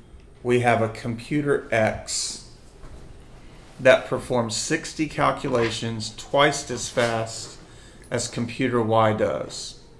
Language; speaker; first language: English; native; English